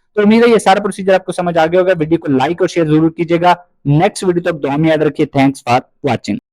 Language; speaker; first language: Urdu; non-native, local second language; Punjabi